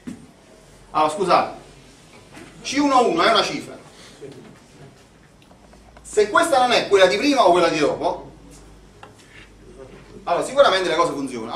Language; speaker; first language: Italian; native; Italian